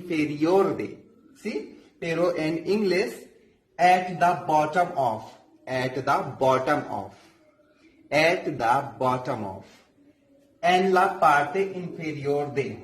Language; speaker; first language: Spanish; non-native, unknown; Hindi